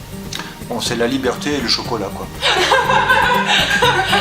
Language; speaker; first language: French; native; French